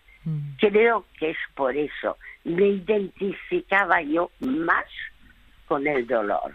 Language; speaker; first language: Spanish; early bilingual, other home language; French